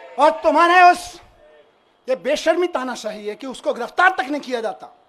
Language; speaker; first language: Hindi; native; Hindi